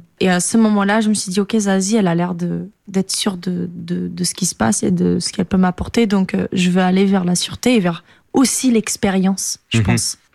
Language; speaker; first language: French; non-native, fluent; Portuguese